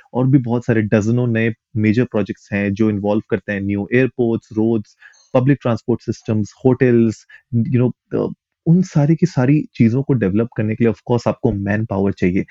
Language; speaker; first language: Hindi; native; Hindi